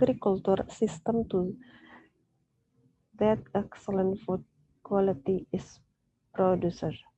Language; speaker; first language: English; non-native, learner; Indonesian